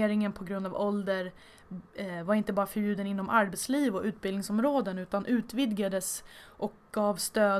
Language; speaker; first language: Swedish; native; Swedish